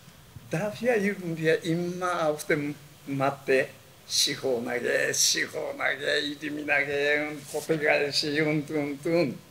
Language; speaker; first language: German; non-native, learner; Japanese